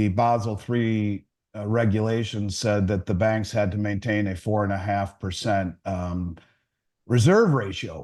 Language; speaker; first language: English; native; English